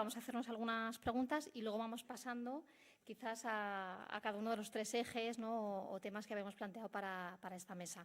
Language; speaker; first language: Spanish; native; Spanish